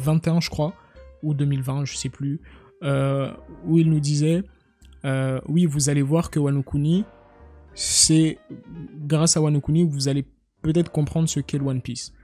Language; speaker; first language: French; native; French